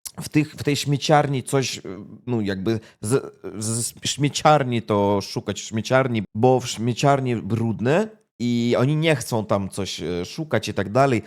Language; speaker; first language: Polish; non-native, fluent; Russian